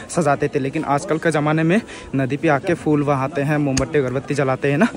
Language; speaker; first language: Hindi; non-native, local second language; Chakma